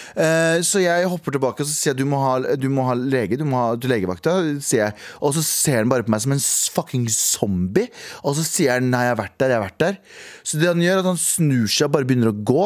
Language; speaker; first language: Norwegian; early bilingual, other home language; Kurdish